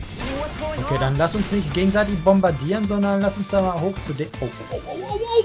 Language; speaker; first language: German; native; German